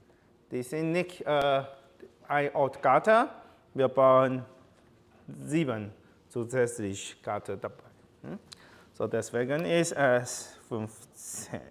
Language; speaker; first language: German; non-native, learner; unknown